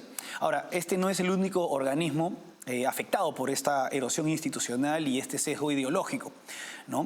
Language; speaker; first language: Spanish; native; Spanish